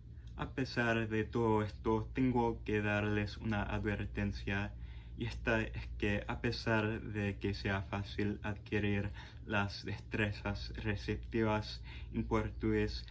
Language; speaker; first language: Spanish; non-native, fluent; English